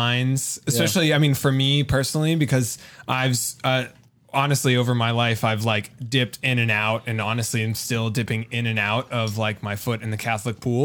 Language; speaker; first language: English; native; English